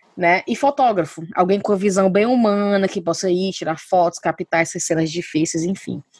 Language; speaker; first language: Portuguese; native; Portuguese